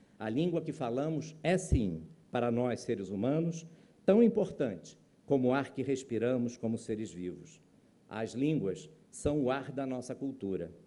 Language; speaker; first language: Portuguese; native; Portuguese